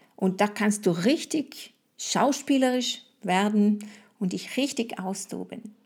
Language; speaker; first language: German; non-native, fluent; French